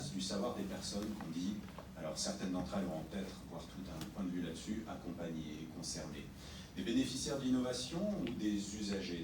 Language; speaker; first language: French; native; French